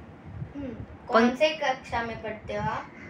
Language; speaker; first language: Hindi; non-native, local second language; Tamil